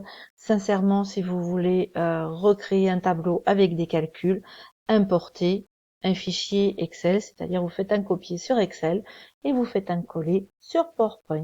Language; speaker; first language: French; native; French